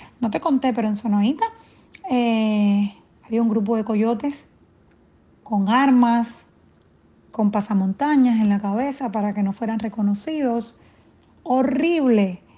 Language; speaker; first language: Spanish; native; Spanish